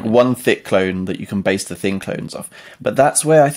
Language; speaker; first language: English; native; English